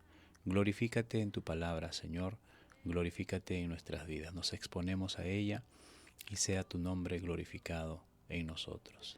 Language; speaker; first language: Spanish; native; Spanish